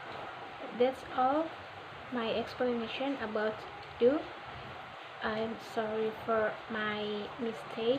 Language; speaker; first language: English; non-native, learner; Indonesian